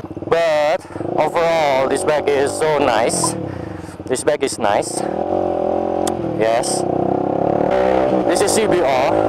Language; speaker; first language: English; non-native, learner; Indonesian